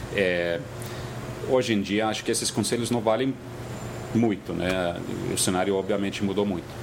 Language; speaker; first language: Portuguese; non-native, fluent; English